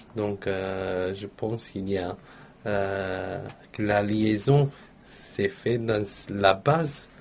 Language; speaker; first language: French; non-native, learner; Portuguese